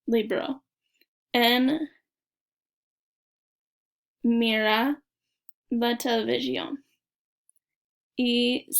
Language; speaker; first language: Spanish; non-native, learner; English